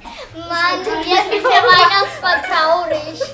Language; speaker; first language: German; native; German